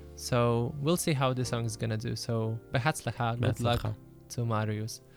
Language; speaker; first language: English; early bilingual, other home language; Lithuanian